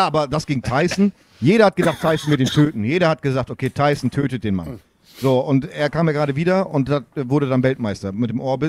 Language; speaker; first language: German; native; German